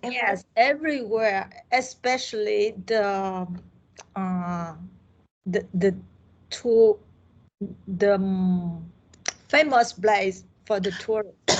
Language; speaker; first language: English; non-native, learner; Vietnamese